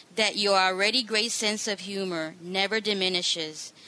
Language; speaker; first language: English; non-native, local second language; Spanish